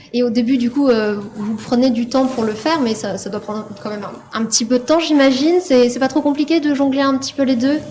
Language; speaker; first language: French; native; French